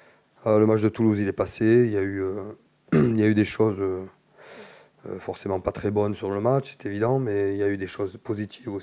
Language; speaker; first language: French; native; French